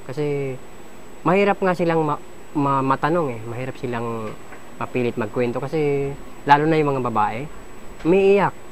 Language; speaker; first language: Filipino; non-native, local second language; Waray